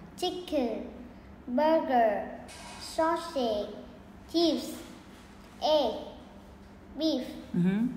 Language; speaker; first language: English; non-native, learner; Vietnamese